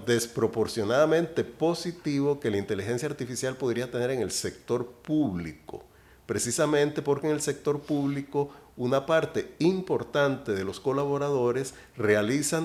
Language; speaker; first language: Spanish; native; Spanish